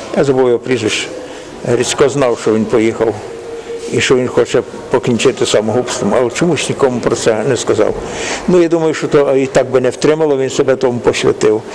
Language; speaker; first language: Ukrainian; native; Ukrainian